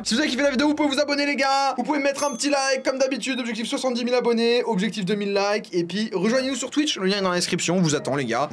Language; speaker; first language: French; native; French